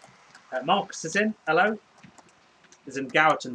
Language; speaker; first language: English; native; English